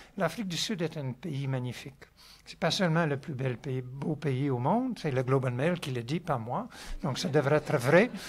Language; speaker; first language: French; non-native, fluent; English